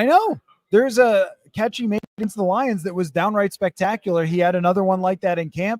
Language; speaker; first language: English; native; English